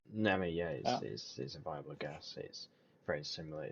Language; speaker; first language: English; native; English